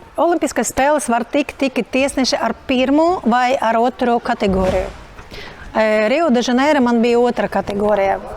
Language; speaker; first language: Latvian; non-native, local second language; Russian